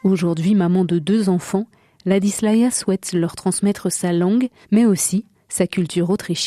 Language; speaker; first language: French; native; French